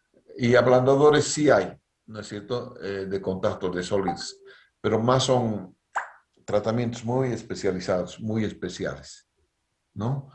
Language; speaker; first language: Spanish; native; Spanish